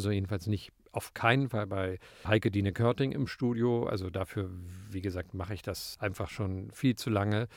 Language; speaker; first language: German; native; German